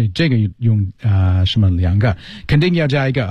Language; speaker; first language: Chinese; non-native, fluent; English